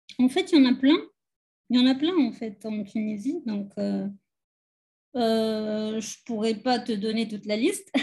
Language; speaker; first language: French; non-native, local second language; Arabic